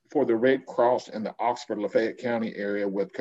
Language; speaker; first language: English; native; English